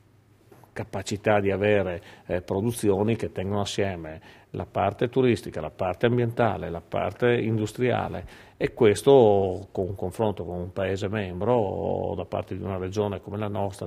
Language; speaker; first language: Italian; native; Italian